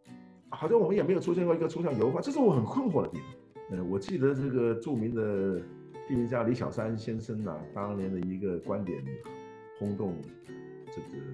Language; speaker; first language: Chinese; non-native, local second language; Cantonese